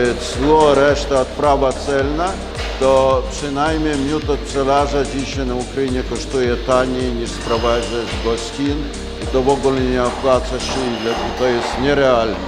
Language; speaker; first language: Polish; non-native, learner; Ukrainian